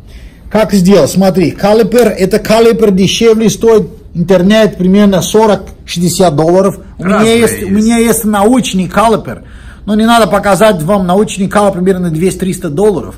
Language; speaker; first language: Russian; non-native, learner; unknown